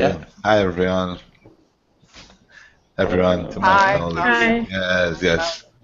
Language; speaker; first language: English; non-native, learner; Portuguese